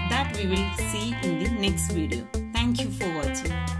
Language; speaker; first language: English; non-native, local second language; Malayalam